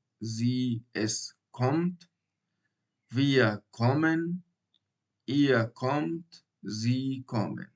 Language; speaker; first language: German; non-native, learner; Baluchi